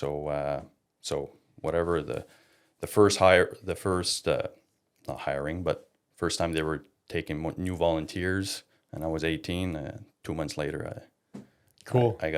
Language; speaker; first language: English; non-native, local second language; French